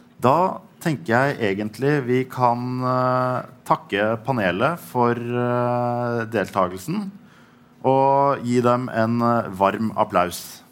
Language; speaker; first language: Norwegian; native; Norwegian